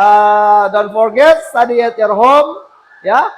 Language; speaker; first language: English; non-native, fluent; Indonesian